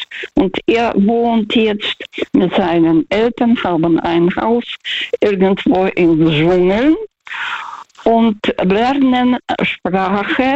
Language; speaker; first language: German; non-native, fluent; Russian